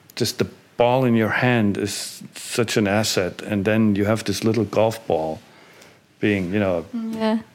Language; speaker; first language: English; non-native, fluent; German